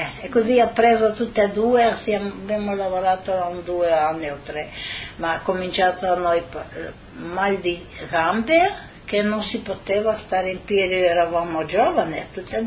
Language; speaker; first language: Italian; non-native, local second language; Slovenian